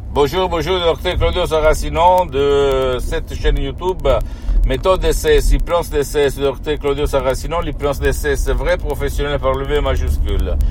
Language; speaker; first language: French; non-native, fluent; Italian